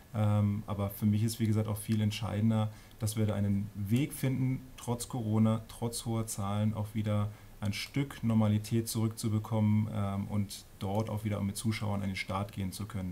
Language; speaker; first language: German; native; German